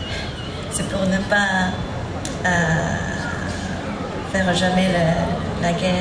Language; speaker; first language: French; non-native, learner; Japanese